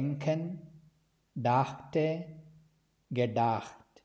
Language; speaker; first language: German; non-native, fluent; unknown